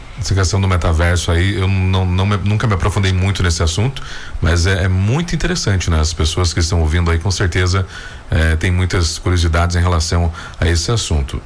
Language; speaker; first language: Portuguese; native; Portuguese